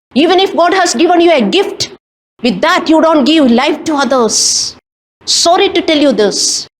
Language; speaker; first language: English; non-native, local second language; Kannada